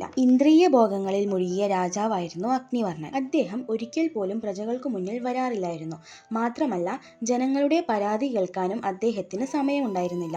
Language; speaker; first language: Malayalam; native; Malayalam